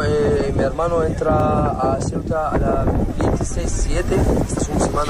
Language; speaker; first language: Spanish; non-native, learner; Arabic